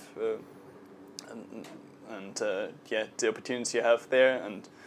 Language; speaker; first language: English; non-native, fluent; German